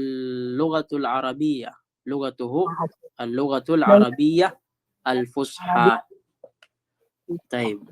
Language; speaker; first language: Arabic; non-native, fluent; Filipino